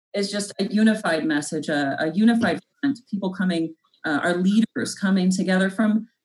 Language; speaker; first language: English; native; English